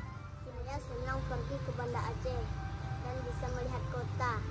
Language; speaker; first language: Indonesian; non-native, local second language; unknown